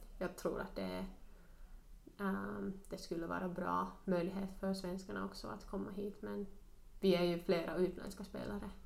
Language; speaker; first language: Swedish; non-native, local second language; Finnish